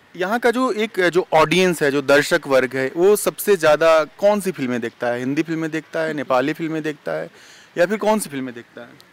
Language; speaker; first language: Hindi; native; Hindi